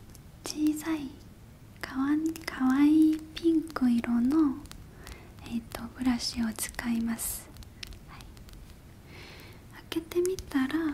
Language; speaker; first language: Japanese; non-native, fluent; Korean